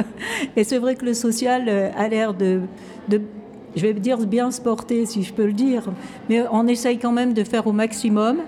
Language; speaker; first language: French; native; French